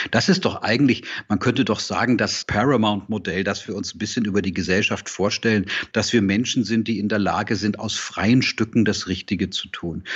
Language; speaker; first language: German; native; German